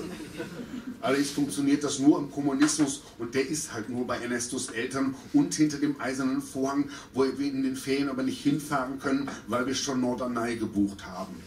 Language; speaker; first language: German; native; German